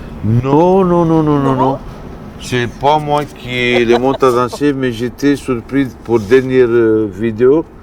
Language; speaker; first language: French; non-native, fluent; Romanian